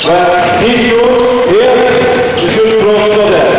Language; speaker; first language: English; non-native, learner; Swedish